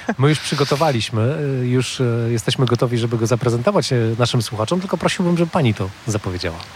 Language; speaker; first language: Polish; native; Polish